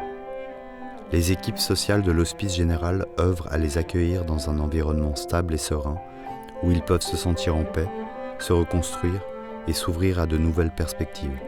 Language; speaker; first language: French; native; French